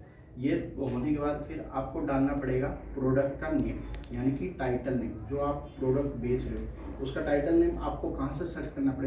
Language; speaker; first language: Hindi; native; Hindi